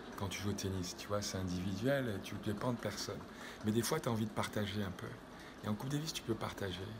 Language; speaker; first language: French; native; French